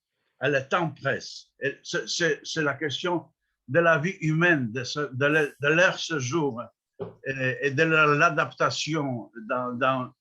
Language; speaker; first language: French; non-native, fluent; Polish